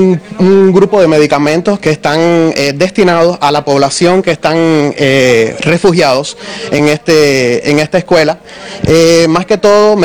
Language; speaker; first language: Spanish; native; Spanish